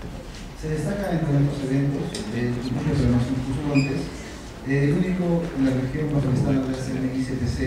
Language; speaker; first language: Spanish; native; Spanish